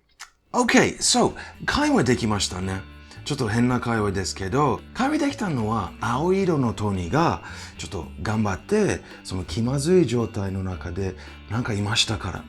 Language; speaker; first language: Japanese; non-native, fluent; English